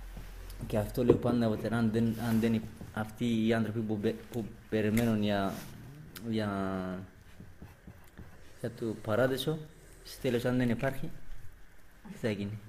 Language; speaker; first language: Greek; non-native, fluent; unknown